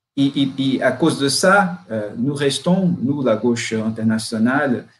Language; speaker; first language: French; non-native, fluent; Portuguese